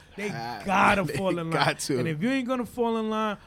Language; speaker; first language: English; non-native, fluent; Spanish